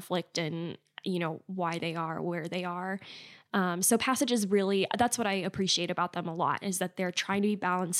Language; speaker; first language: English; native; English